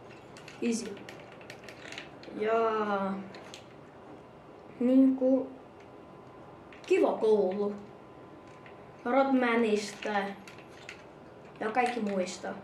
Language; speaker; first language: Finnish; early bilingual, other home language; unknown